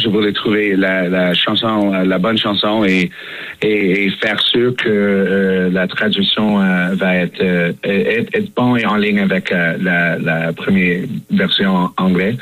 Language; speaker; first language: French; non-native, fluent; English